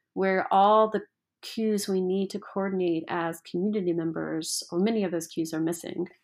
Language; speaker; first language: English; native; English